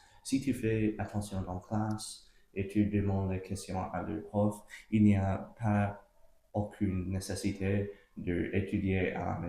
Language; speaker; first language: French; non-native, local second language; English